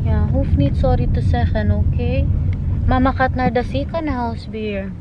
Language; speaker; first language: Dutch; non-native, learner; Filipino